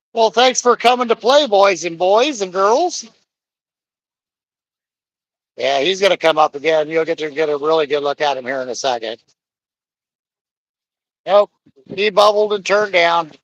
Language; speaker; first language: English; native; English